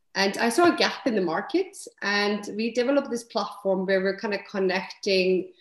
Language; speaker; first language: English; non-native, fluent; Icelandic